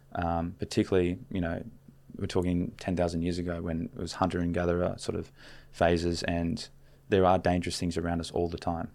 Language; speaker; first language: English; native; English